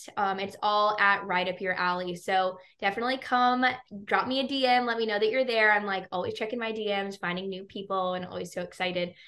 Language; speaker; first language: English; native; English